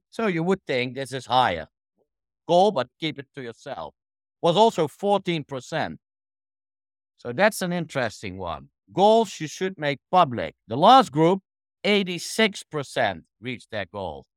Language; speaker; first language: English; non-native, fluent; Dutch